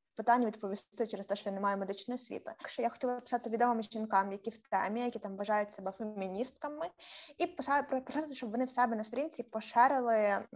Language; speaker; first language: Ukrainian; native; Ukrainian